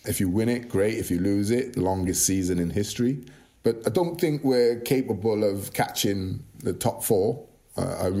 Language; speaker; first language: English; native; English